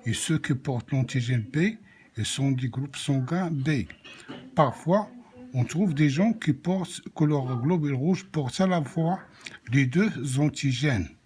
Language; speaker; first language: French; non-native, local second language; Arabic